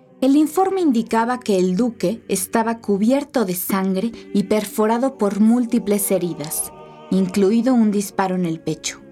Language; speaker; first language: Spanish; native; Spanish